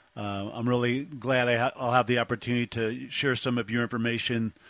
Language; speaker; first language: English; native; English